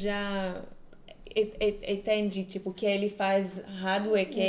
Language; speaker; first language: Portuguese; non-native, fluent; Hebrew